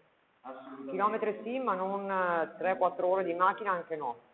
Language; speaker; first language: Italian; native; Italian